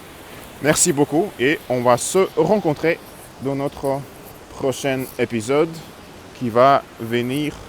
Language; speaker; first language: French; non-native, learner; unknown